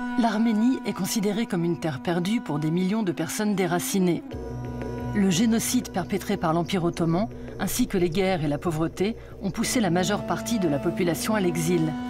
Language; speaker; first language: French; native; French